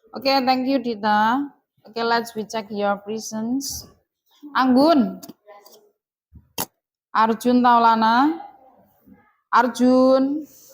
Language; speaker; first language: English; non-native, fluent; Indonesian